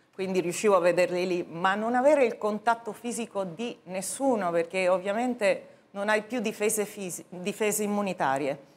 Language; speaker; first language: Italian; native; Italian